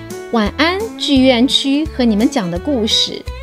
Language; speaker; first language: Chinese; early bilingual, other home language; English